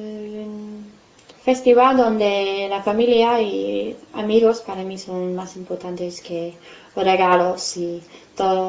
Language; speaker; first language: Spanish; non-native, learner; English